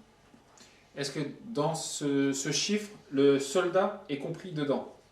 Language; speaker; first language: French; native; French